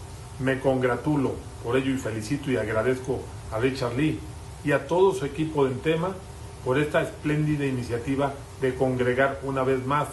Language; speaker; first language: Spanish; native; Spanish